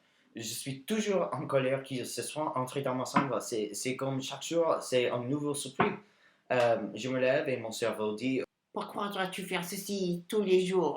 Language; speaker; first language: French; non-native, learner; English